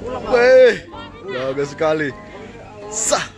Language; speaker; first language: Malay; non-native, local second language; Javanese